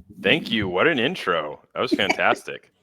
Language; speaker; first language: English; native; English